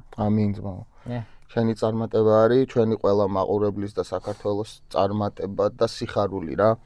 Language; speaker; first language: Georgian; native; Georgian